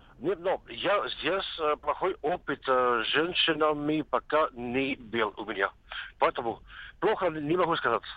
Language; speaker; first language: Russian; non-native, learner; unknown